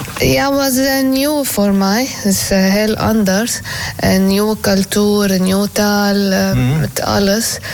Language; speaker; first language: Dutch; non-native, learner; Arabic